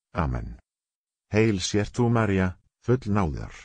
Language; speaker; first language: Icelandic; non-native, learner; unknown